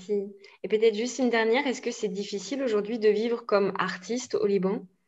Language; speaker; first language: French; native; French